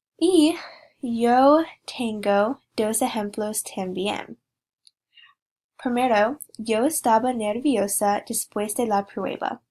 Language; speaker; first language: Spanish; non-native, learner; English